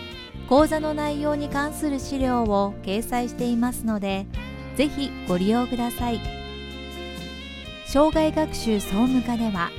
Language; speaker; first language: Japanese; native; Japanese